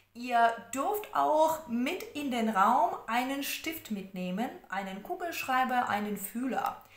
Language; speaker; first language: German; non-native, fluent; Russian